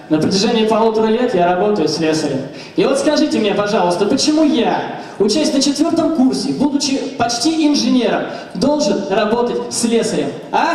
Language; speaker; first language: Russian; native; Russian